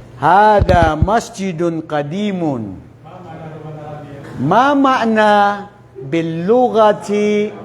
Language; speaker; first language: Arabic; non-native, fluent; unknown